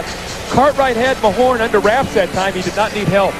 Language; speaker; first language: English; native; English